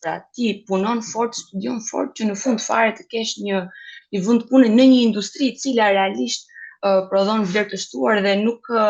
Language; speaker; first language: Albanian; native; Albanian